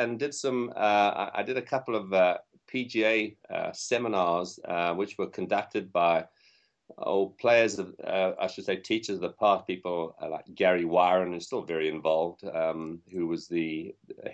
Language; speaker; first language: English; native; English